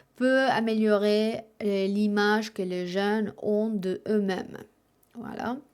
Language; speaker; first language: French; non-native, fluent; Spanish